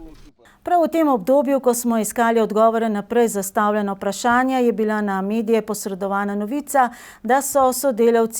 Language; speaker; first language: Slovenian; native; Slovenian